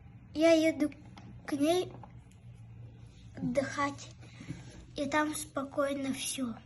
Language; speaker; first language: Russian; non-native, local second language; Yakut